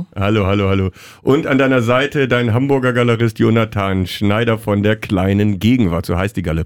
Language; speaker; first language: German; native; German